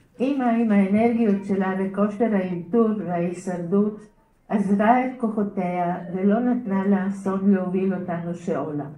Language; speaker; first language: Hebrew; early bilingual, other home language; Bulgarian